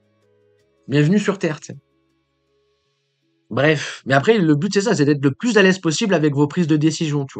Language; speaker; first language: French; native; French